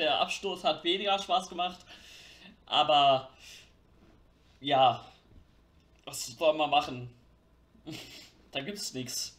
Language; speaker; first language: German; native; German